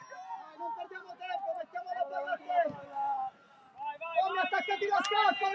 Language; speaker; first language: Italian; native; Italian